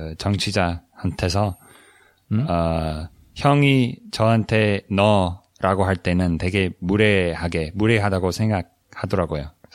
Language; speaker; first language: Korean; non-native, fluent; English